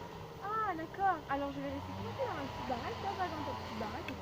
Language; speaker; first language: French; native; French